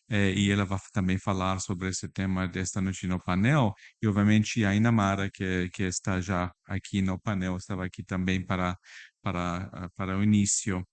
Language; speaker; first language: Portuguese; non-native, learner; English